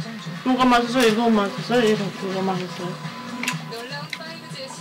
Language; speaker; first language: Korean; non-native, learner; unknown